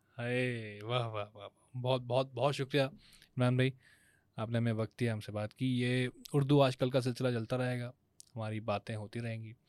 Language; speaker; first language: Urdu; native; Urdu